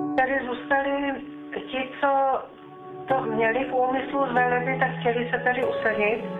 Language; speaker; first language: Czech; non-native, local second language; German